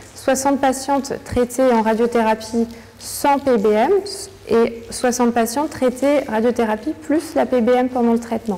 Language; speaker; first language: French; native; French